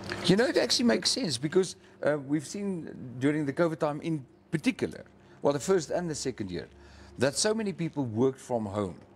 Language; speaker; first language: English; non-native, local second language; Afrikaans